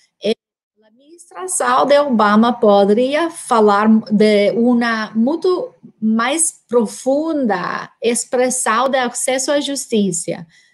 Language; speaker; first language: Portuguese; non-native, learner; English